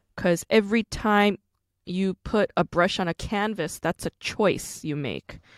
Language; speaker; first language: English; non-native, fluent; Korean